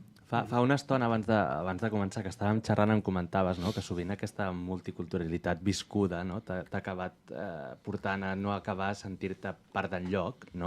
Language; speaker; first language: Catalan; native; Catalan